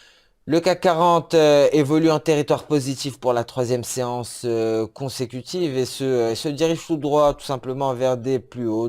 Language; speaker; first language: French; native; French